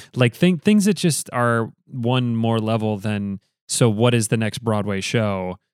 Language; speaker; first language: English; native; English